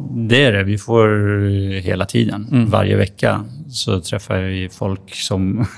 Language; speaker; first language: Swedish; native; Swedish